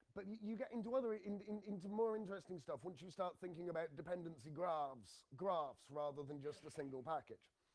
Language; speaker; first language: English; native; English